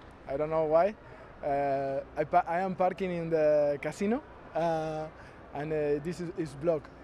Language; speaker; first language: English; non-native, learner; Spanish